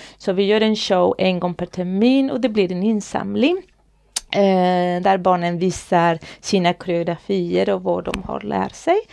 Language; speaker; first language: Swedish; non-native, fluent; Spanish